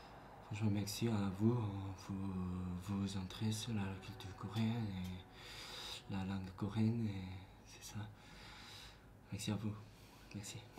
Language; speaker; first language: French; non-native, learner; Korean